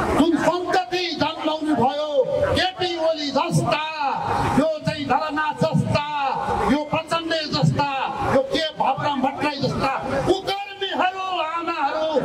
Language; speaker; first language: Nepali; native; Nepali